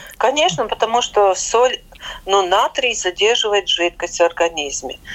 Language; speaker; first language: Russian; non-native, local second language; Latvian